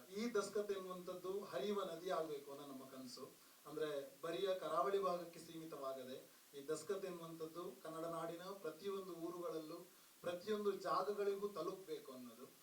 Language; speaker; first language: Kannada; non-native, local second language; Tulu